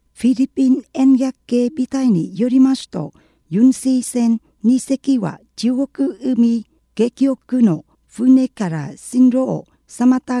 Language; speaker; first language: Japanese; non-native, fluent; Vietnamese